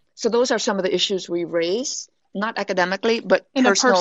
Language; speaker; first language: English; non-native, fluent; Vietnamese